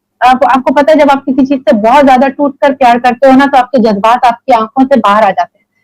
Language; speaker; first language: Urdu; native; Urdu